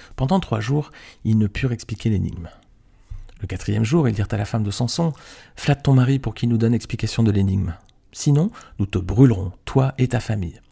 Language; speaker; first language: French; native; French